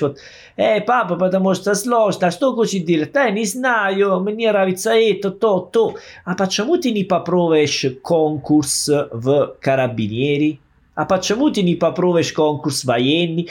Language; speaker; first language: Russian; non-native, fluent; Italian